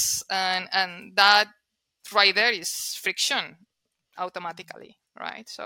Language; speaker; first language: English; non-native, fluent; Spanish